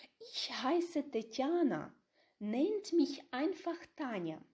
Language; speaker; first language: German; non-native, fluent; Ukrainian